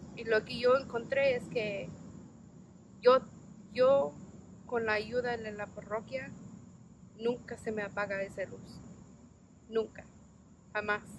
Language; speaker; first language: Spanish; non-native, learner; English